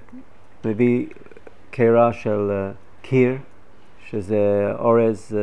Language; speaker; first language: Hebrew; non-native, fluent; English